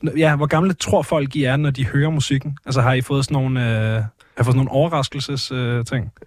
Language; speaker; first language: Danish; native; Danish